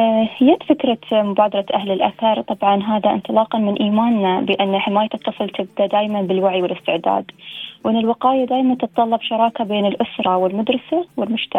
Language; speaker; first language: Arabic; native; Arabic